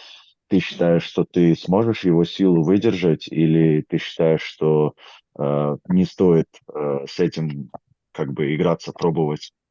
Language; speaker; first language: Russian; native; Russian